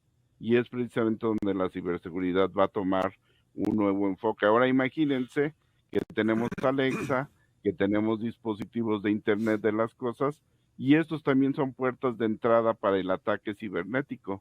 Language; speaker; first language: Spanish; native; Spanish